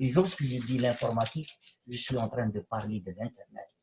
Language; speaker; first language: French; non-native, local second language; Arabic